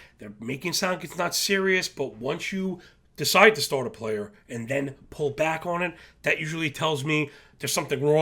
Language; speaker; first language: English; native; English